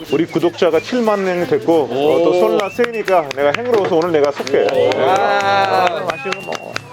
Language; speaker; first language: Korean; non-native, fluent; Nepali